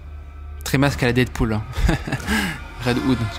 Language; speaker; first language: French; native; French